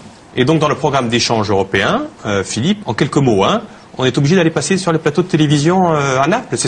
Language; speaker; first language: French; native; French